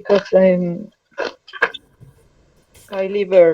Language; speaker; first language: English; non-native, learner; Spanish